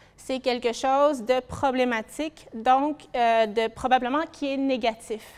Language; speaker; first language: French; native; French